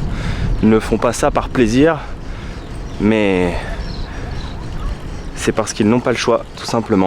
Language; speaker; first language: French; native; French